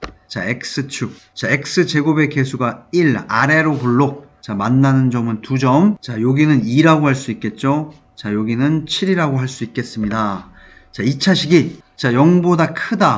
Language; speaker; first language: Korean; native; Korean